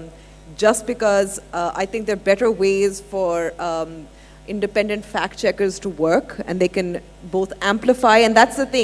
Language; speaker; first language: English; non-native, local second language; Urdu